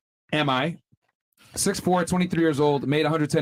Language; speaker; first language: English; native; English